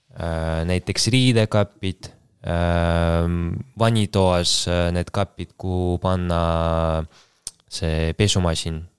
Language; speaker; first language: Estonian; non-native, local second language; Russian